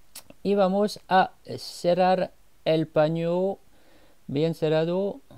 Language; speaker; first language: Spanish; non-native, fluent; French